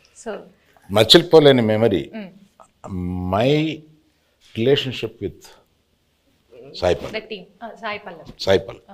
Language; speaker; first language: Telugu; native; Telugu